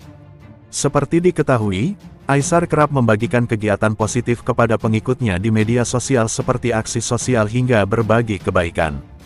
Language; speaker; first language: Indonesian; native; Indonesian